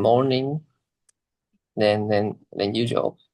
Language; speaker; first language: English; non-native, learner; Chinese